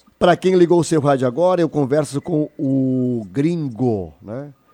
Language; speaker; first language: Portuguese; native; Portuguese